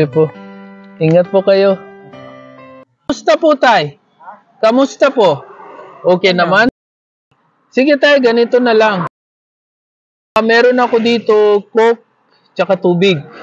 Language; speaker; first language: Filipino; non-native, learner; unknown